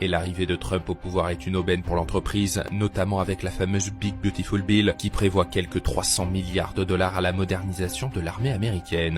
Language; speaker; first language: French; native; French